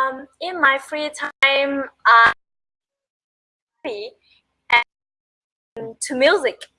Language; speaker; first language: English; non-native, learner; Vietnamese